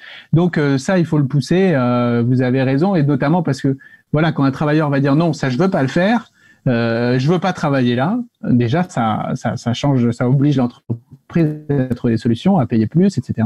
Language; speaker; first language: French; native; French